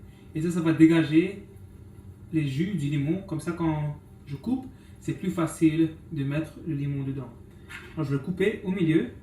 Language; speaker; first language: French; non-native, local second language; English